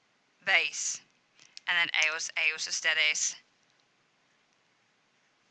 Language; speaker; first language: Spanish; non-native, fluent; English